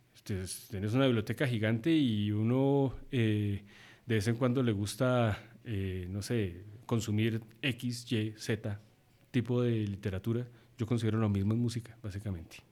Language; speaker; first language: Spanish; native; Spanish